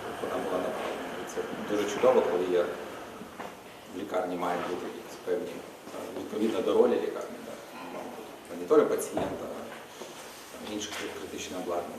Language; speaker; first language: Ukrainian; native; Ukrainian